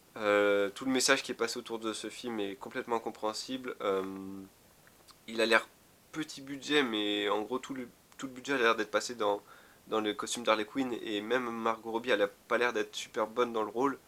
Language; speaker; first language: French; native; French